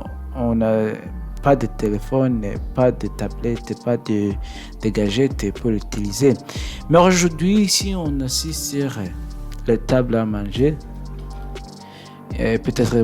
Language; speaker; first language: French; non-native, learner; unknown